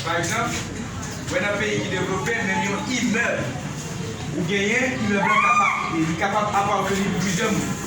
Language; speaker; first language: French; non-native, local second language; Haitian Creole